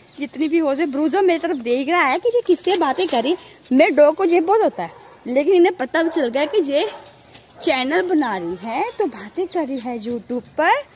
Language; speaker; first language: Hindi; non-native, local second language; Punjabi